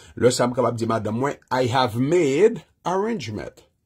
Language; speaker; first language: English; non-native, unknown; Haitian Creole